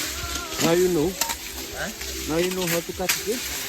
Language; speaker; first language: English; non-native, local second language; Fijian